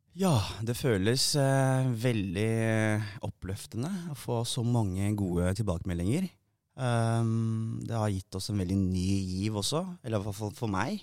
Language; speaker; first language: Norwegian; early bilingual, other home language; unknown